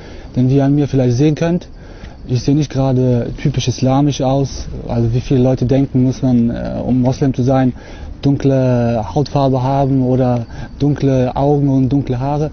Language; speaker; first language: German; early bilingual, other home language; Russian